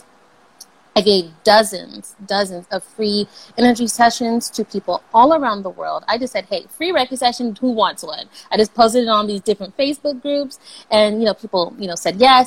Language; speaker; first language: English; native; English